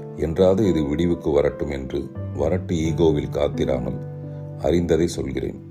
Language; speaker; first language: Tamil; non-native, local second language; Telugu